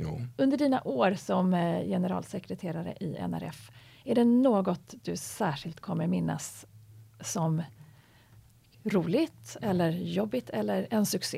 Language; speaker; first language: Swedish; native; Swedish